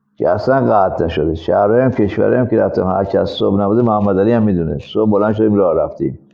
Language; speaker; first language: Persian; native; Persian